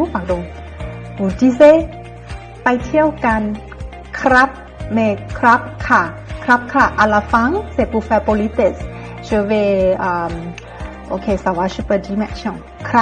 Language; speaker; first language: French; non-native, fluent; Thai